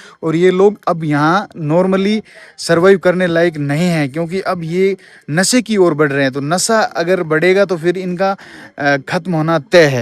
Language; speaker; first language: Hindi; native; Hindi